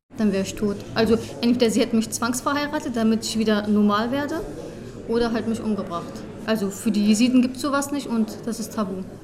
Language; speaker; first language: German; early bilingual, other home language; Kurdish